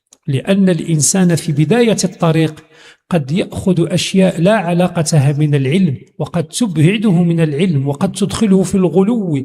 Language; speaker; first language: Arabic; native; Arabic